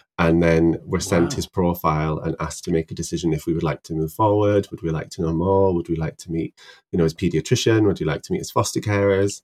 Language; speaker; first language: English; native; English